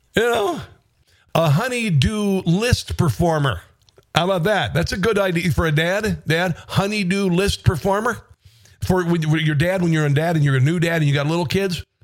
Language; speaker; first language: English; native; English